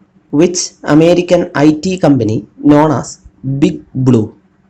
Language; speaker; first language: English; non-native, local second language; Malayalam